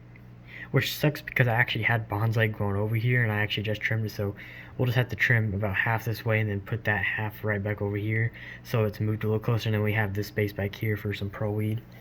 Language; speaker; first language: English; native; English